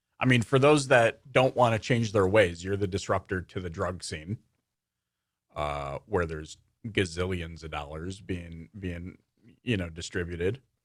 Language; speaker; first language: English; native; English